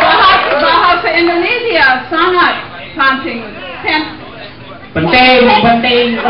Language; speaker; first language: Indonesian; non-native, learner; English